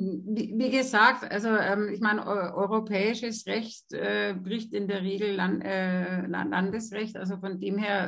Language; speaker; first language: German; native; German